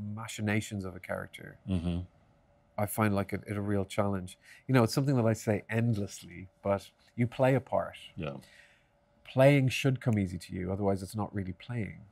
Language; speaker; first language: English; native; English